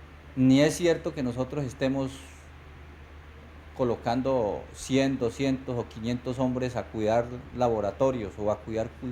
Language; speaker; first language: Spanish; native; Spanish